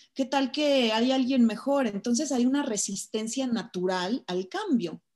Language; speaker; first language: Spanish; native; Spanish